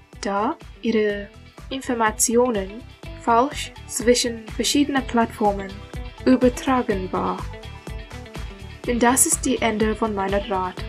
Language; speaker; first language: German; non-native, learner; English